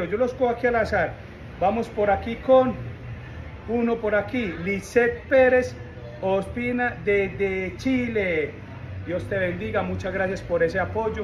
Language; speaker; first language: Spanish; native; Spanish